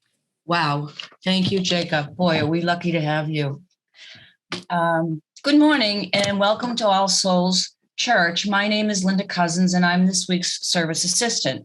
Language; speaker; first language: English; native; English